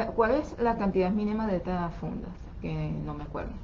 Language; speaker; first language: Spanish; non-native, fluent; Chinese